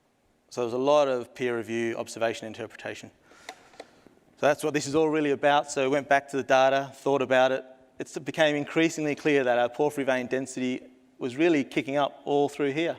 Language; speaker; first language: English; native; English